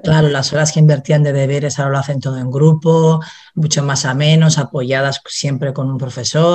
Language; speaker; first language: Spanish; native; Spanish